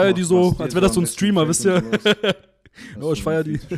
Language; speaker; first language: German; native; German